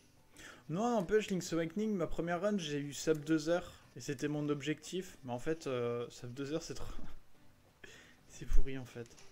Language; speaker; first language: French; native; French